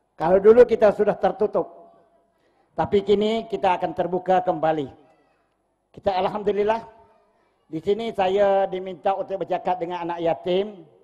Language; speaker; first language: Malay; native; Malay